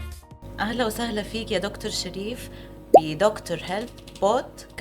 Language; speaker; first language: Arabic; native; Arabic